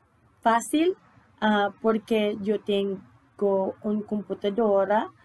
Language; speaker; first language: Spanish; non-native, learner; English